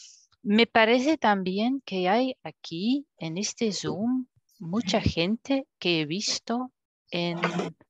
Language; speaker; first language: Spanish; non-native, fluent; French